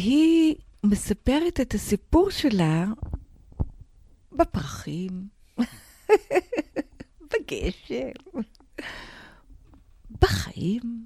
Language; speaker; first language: Hebrew; non-native, fluent; English